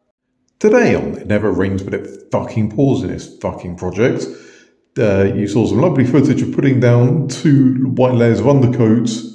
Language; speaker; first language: English; native; English